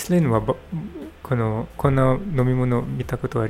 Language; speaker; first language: Japanese; non-native, learner; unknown